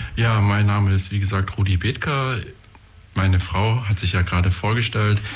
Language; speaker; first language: German; native; German